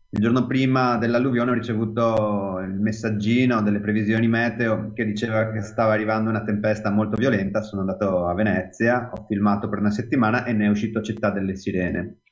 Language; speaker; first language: Italian; native; Italian